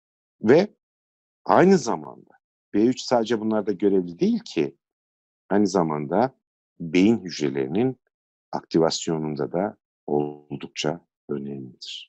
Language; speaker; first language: Turkish; native; Turkish